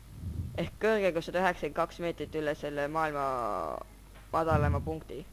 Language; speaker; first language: Estonian; native; Estonian